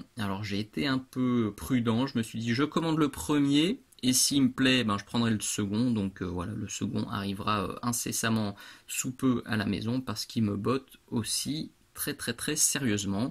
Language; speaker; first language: French; native; French